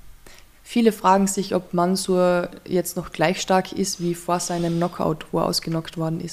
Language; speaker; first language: German; native; German